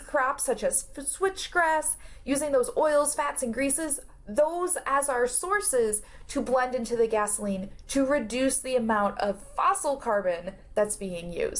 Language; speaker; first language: English; native; English